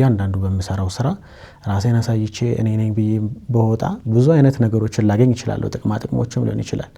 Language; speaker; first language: Amharic; native; Amharic